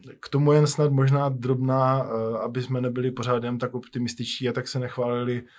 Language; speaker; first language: Czech; native; Czech